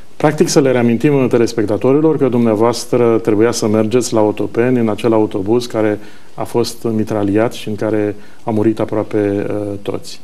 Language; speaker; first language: Romanian; native; Romanian